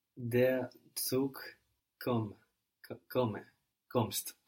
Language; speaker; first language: German; non-native, learner; English